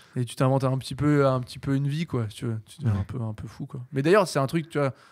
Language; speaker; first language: French; native; French